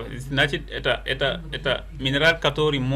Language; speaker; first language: Russian; non-native, learner; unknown